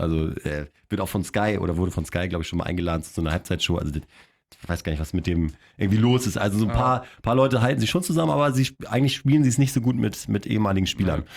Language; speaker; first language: German; native; German